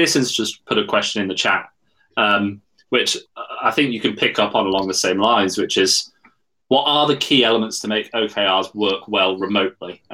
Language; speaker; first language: English; native; English